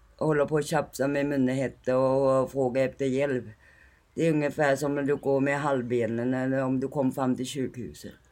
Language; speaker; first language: Swedish; non-native, fluent; Thai